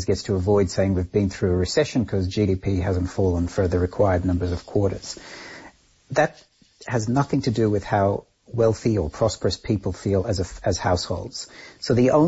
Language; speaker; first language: English; native; English